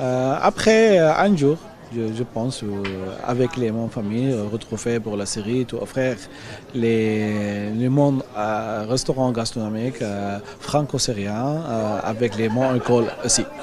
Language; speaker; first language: French; non-native, learner; Arabic